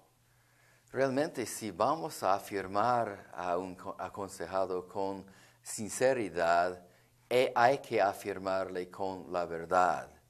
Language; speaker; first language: Spanish; non-native, fluent; English